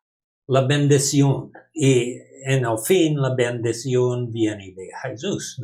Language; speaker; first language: Spanish; non-native, learner; English